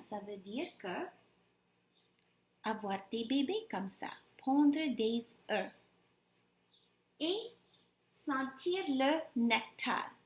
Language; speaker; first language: French; non-native, fluent; English